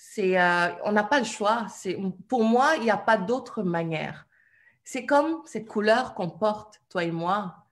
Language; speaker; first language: French; non-native, local second language; Wolof